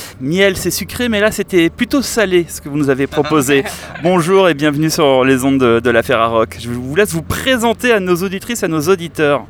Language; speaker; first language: French; native; French